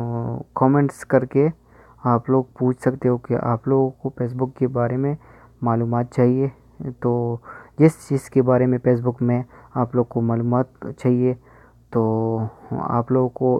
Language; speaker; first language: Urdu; non-native, local second language; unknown